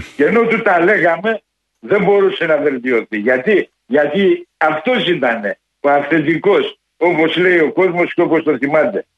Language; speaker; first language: Greek; native; Greek